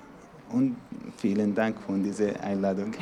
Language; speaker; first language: German; non-native, learner; Arabic